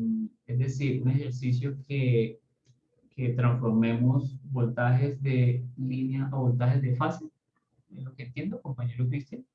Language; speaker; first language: Spanish; native; Spanish